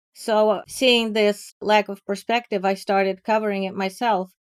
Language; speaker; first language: English; non-native, fluent; Ukrainian